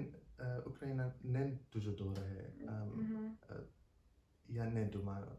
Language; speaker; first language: Ukrainian; non-native, learner; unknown